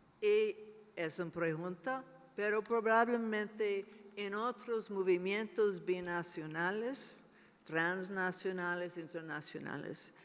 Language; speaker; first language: Spanish; non-native, learner; English